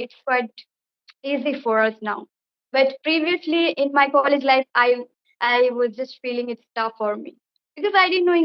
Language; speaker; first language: English; non-native, fluent; Bangla